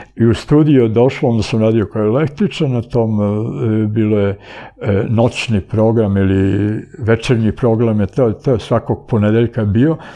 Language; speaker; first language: Serbian; early bilingual, other home language; Bulgarian